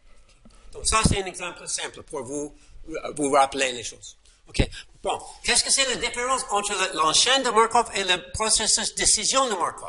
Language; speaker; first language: French; non-native, fluent; English